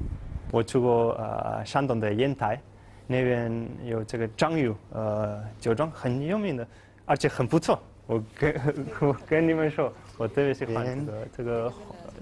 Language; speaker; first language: Chinese; non-native, learner; Spanish